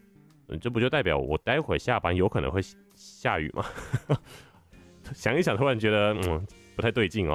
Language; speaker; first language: Chinese; native; Chinese